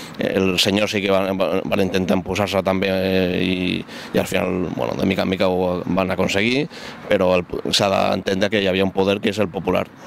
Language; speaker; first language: Catalan; non-native, local second language; Spanish